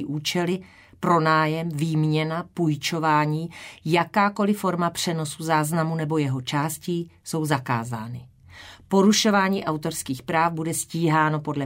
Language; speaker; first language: Czech; native; Czech